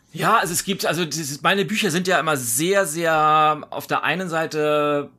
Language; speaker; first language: German; native; German